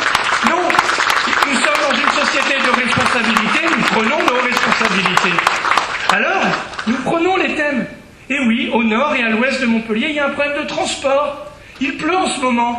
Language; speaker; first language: French; native; French